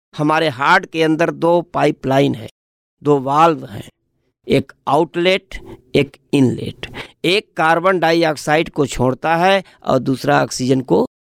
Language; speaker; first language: Hindi; native; Hindi